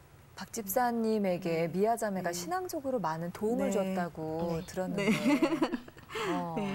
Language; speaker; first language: Korean; native; Korean